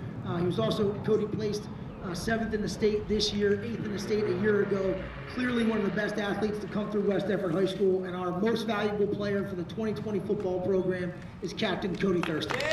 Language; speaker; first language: English; native; English